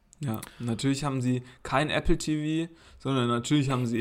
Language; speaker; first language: German; native; German